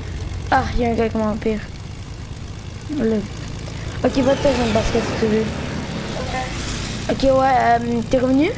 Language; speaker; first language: French; native; French